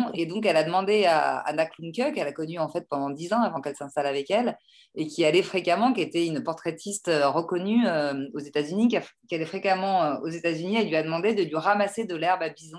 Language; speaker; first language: French; native; French